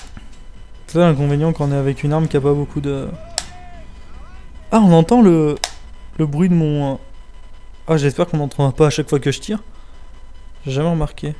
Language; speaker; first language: French; native; French